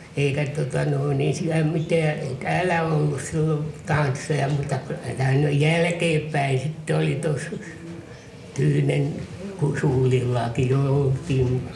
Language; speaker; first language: Finnish; native; Finnish